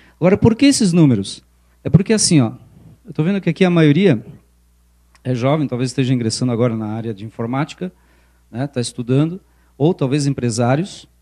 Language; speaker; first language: Portuguese; early bilingual, other home language; Spanish